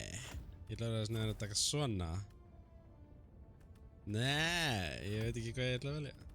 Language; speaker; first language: Icelandic; native; Icelandic